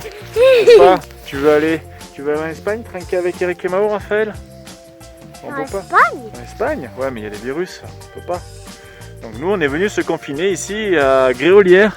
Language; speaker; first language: French; native; French